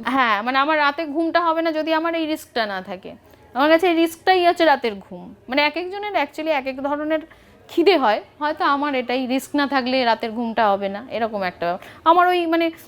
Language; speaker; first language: Bangla; native; Bangla